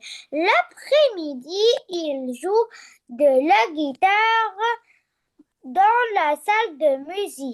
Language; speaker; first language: French; non-native, learner; Arabic